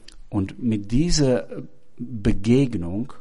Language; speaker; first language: German; non-native, fluent; Albanian